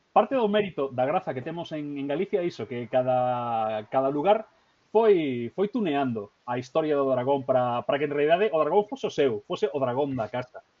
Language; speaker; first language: Galician; native; Galician